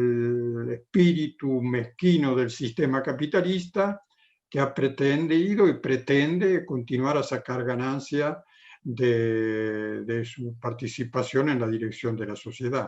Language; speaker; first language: Spanish; non-native, fluent; Italian